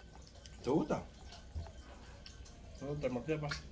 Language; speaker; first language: Spanish; native; Spanish